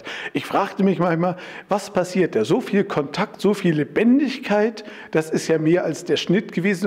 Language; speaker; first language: German; native; German